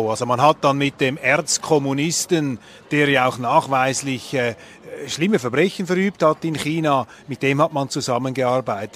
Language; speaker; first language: German; native; German